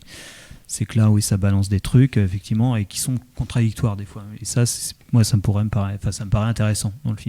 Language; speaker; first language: French; native; French